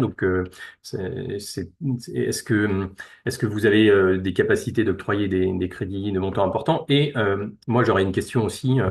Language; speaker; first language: French; native; French